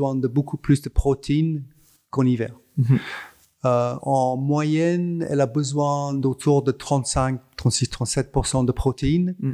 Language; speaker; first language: French; non-native, fluent; English